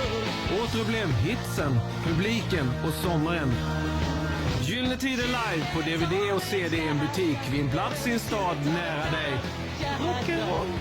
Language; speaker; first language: Swedish; native; Swedish